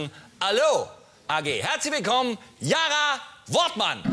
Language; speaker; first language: German; native; German